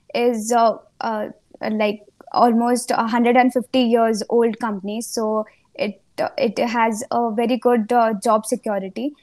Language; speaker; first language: English; non-native, local second language; Hindi